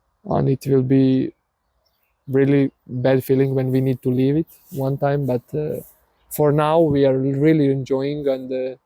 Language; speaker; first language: English; non-native, learner; Serbian